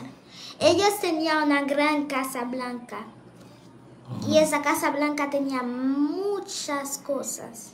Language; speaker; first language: Spanish; non-native, learner; Haitian Creole